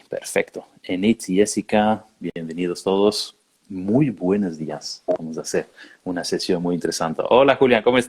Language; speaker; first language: Spanish; non-native, fluent; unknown